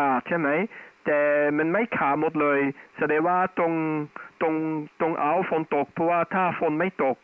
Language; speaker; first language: Thai; non-native, fluent; Dutch